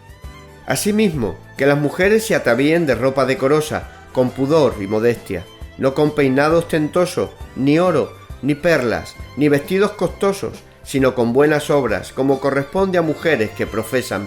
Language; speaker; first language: Spanish; native; Spanish